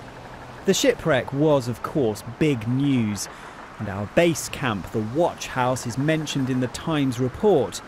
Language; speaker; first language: English; native; English